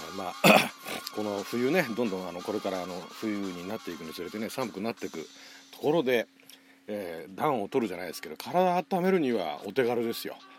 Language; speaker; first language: Japanese; native; Japanese